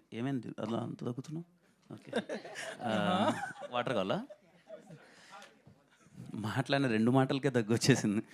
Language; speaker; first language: Telugu; native; Telugu